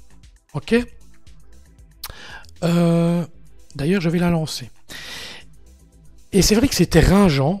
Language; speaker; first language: French; native; French